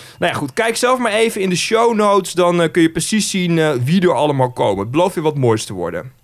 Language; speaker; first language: Dutch; native; Dutch